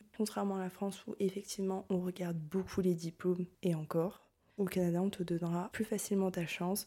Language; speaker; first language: French; native; French